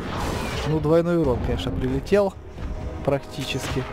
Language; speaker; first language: Russian; native; Russian